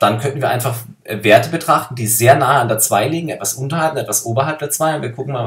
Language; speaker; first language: German; native; German